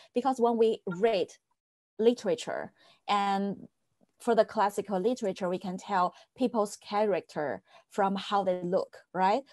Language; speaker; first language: English; non-native, fluent; Chinese